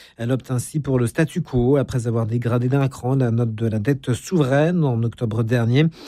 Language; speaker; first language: French; native; French